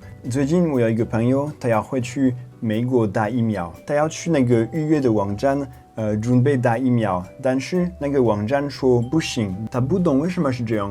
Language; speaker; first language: Chinese; non-native, fluent; French